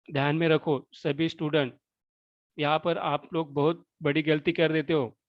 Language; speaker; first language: Hindi; non-native, local second language; Marathi